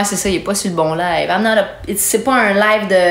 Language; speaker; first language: French; native; French